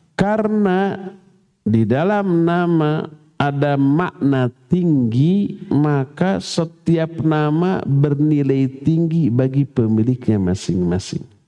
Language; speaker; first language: Malay; non-native, local second language; Sundanese